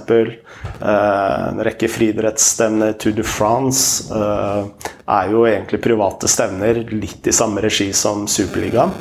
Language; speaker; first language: Norwegian; native; Norwegian